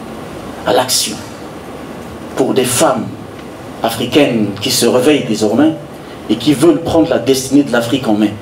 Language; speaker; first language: French; non-native, local second language; Sango